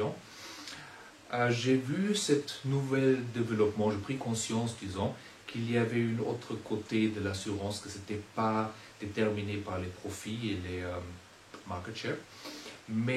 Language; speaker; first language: French; non-native, fluent; German